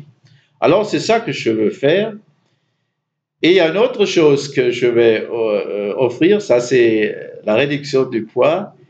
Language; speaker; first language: French; non-native, fluent; German